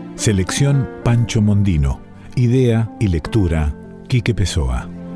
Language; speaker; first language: Spanish; native; Spanish